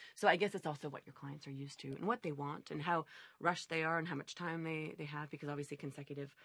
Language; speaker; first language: English; native; English